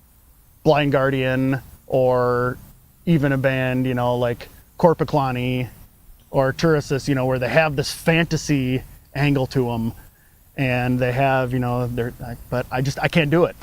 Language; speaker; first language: English; native; English